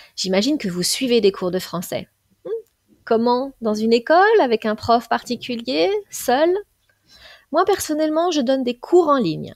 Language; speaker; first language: French; native; French